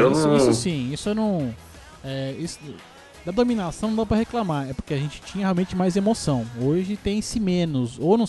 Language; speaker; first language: Portuguese; native; Portuguese